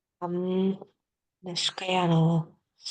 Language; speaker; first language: English; non-native, learner; Vietnamese